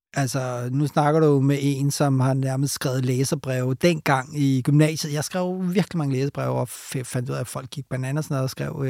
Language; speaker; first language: Danish; early bilingual, other home language; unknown